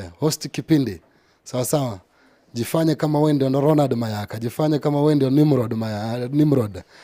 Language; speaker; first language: Swahili; non-native, local second language; Gusii